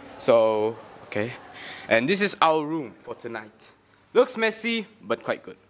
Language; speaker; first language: English; non-native, local second language; Malay